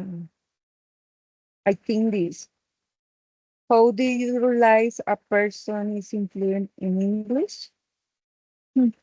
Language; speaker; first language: English; non-native, learner; Spanish